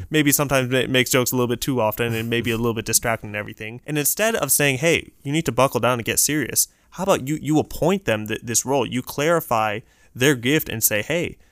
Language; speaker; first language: English; early bilingual, other home language; Urdu